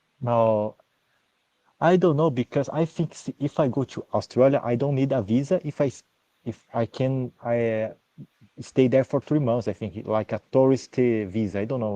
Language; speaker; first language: English; non-native, learner; Portuguese